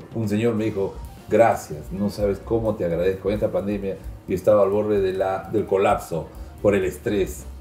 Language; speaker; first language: Spanish; native; Spanish